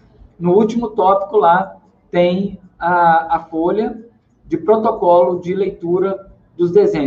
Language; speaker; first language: Portuguese; native; Portuguese